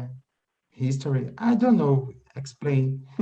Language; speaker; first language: English; non-native, learner; Portuguese